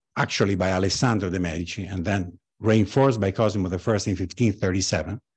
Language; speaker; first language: English; non-native, fluent; Italian